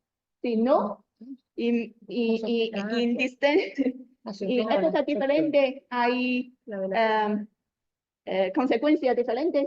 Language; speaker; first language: Spanish; non-native, learner; Chinese